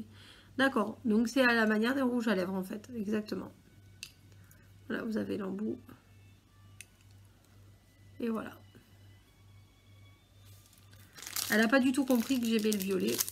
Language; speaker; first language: French; native; French